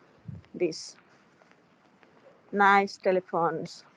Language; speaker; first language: English; non-native, fluent; Spanish